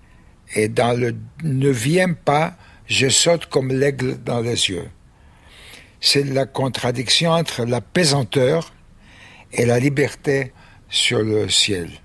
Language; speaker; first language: French; non-native, fluent; Greek